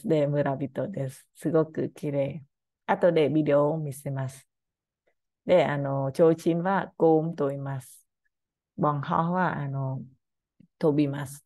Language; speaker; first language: Japanese; non-native, learner; Khmer